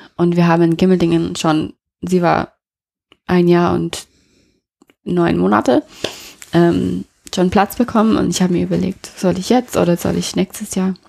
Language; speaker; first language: German; non-native, fluent; English